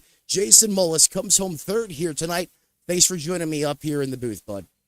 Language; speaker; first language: English; native; English